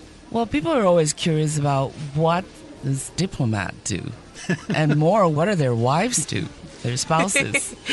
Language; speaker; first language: English; non-native, fluent; Chinese